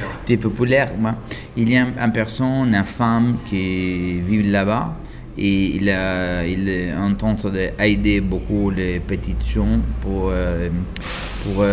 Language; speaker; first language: French; non-native, learner; Italian